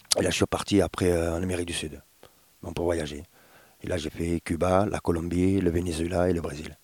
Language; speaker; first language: French; early bilingual, other home language; Spanish